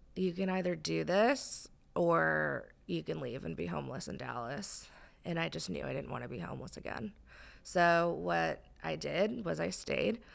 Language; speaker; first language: English; native; English